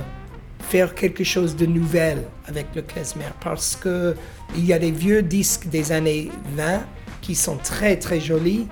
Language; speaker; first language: French; non-native, fluent; English